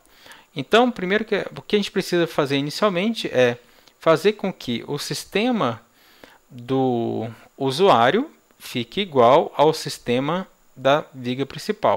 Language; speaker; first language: Portuguese; native; Portuguese